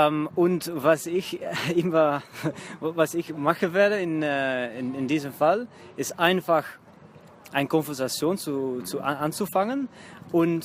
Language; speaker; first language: German; non-native, fluent; Dutch